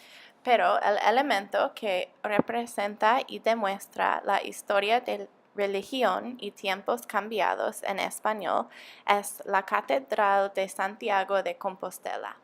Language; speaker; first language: Spanish; non-native, learner; English